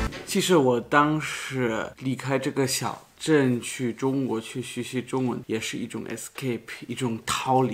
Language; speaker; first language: Chinese; non-native, fluent; German